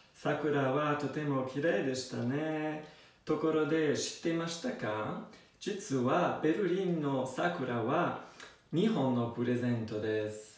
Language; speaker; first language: Japanese; non-native, learner; Italian